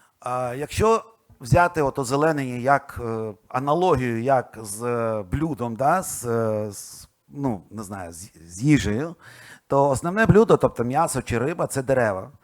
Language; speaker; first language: Ukrainian; non-native, local second language; Russian